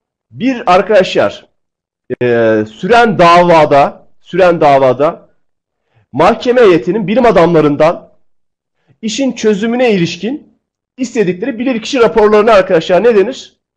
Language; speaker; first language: Turkish; native; Turkish